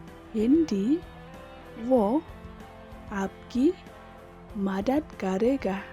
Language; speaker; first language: Hindi; non-native, local second language; Khasi